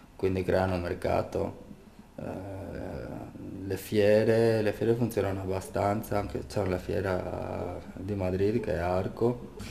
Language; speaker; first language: Italian; native; Italian